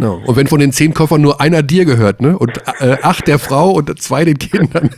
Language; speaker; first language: German; native; German